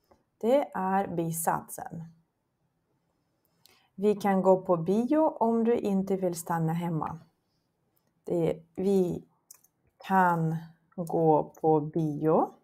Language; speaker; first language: Swedish; non-native, fluent; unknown